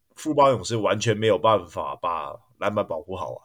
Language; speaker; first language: Chinese; native; Chinese